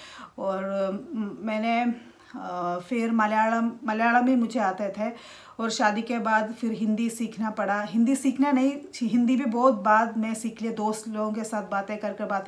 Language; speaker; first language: Hindi; non-native, local second language; Malayalam